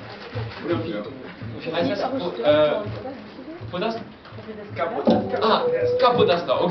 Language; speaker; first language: German; non-native, fluent; French